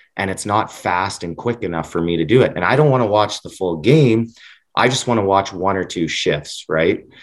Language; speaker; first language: English; native; English